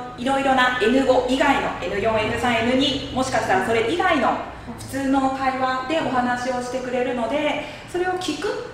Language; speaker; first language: Japanese; native; Japanese